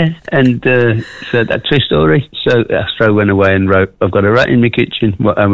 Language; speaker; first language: English; native; English